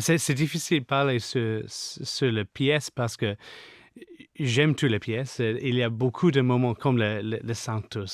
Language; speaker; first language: French; non-native, fluent; English